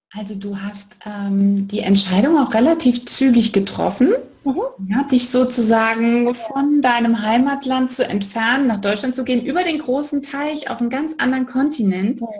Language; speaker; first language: German; native; German